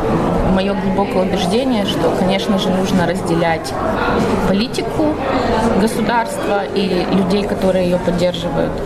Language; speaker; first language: Russian; native; Russian